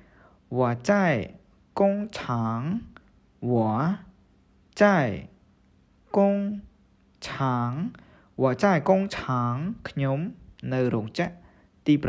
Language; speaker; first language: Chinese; non-native, fluent; Khmer